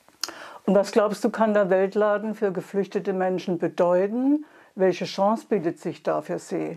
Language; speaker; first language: German; native; German